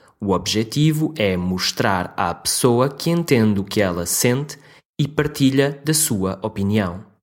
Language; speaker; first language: Portuguese; native; Portuguese